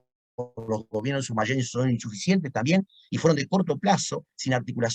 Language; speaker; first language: Spanish; native; Spanish